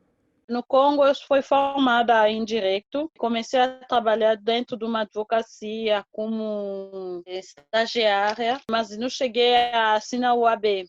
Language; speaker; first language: Portuguese; non-native, fluent; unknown